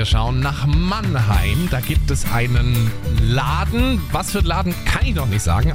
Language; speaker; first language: German; native; German